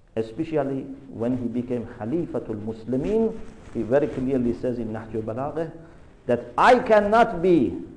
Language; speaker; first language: English; non-native, fluent; Persian